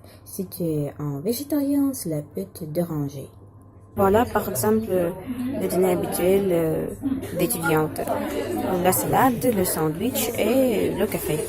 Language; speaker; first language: French; non-native, fluent; Russian